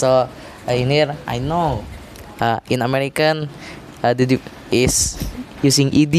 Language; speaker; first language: English; non-native, learner; Indonesian